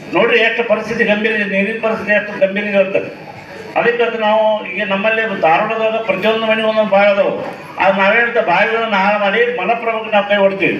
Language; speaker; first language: Kannada; native; Kannada